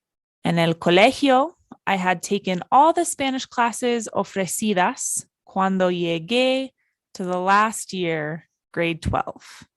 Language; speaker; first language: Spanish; non-native, fluent; English